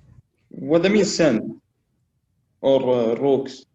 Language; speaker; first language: English; non-native, learner; Arabic